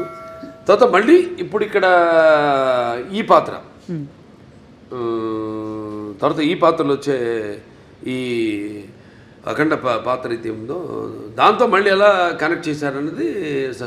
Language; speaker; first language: Telugu; native; Telugu